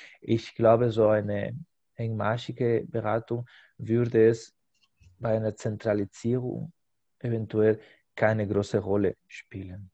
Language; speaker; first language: German; non-native, fluent; Spanish